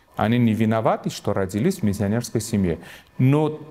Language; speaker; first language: Russian; non-native, local second language; Armenian